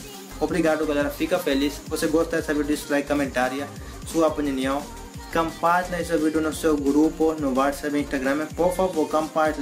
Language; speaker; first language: Portuguese; non-native, learner; Hindi